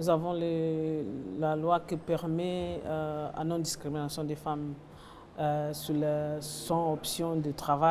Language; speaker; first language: French; non-native, learner; Portuguese